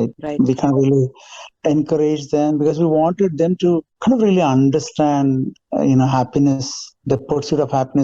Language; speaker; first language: English; non-native, local second language; Telugu